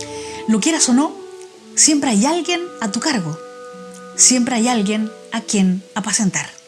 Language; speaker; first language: Spanish; native; Spanish